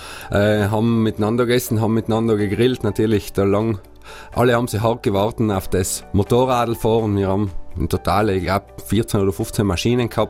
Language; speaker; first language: German; native; German